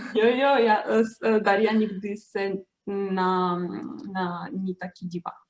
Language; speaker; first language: Czech; non-native, learner; Romanian